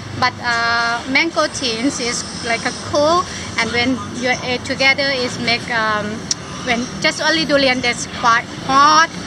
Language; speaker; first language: English; non-native, local second language; Thai